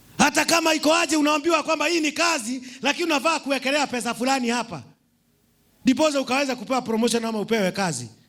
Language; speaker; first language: Swahili; non-native, local second language; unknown